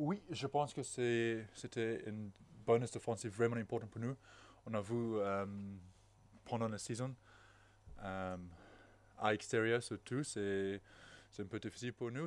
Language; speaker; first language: French; non-native, fluent; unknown